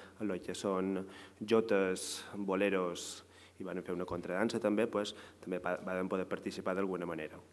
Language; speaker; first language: Catalan; native; Catalan